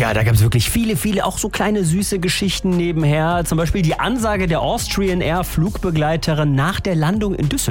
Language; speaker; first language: German; native; German